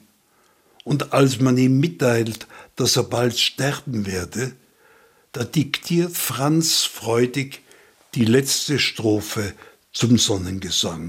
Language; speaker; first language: German; native; German